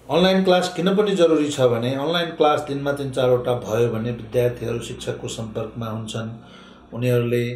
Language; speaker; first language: Nepali; non-native, local second language; Maithili